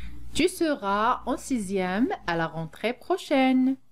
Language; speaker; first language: French; non-native, local second language; Arabic